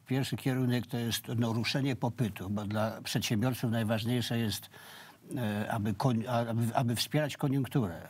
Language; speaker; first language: Polish; native; Polish